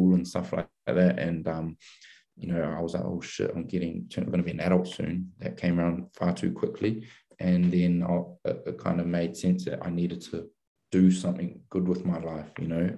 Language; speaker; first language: English; native; English